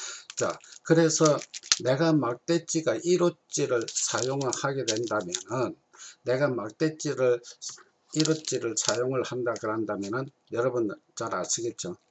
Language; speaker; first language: Korean; native; Korean